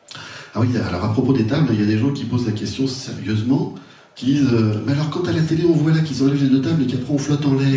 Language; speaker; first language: French; native; French